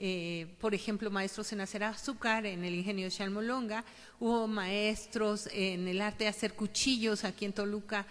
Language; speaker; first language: Spanish; native; Spanish